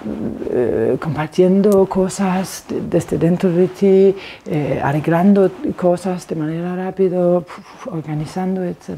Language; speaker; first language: Spanish; non-native, fluent; Danish